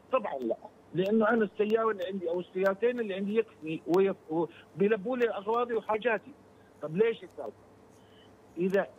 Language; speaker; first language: Arabic; native; Arabic